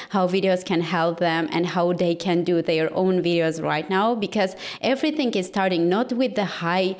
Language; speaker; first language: English; non-native, fluent; Armenian